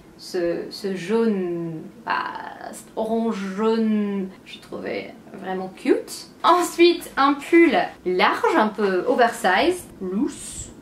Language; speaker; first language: French; non-native, fluent; English